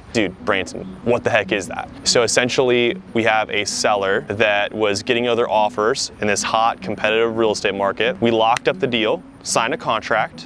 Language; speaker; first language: English; native; English